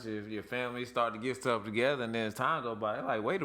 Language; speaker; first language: English; native; English